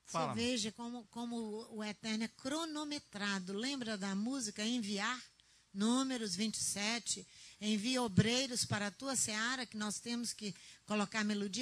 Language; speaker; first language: Portuguese; native; Portuguese